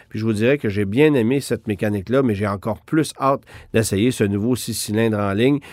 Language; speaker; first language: French; native; French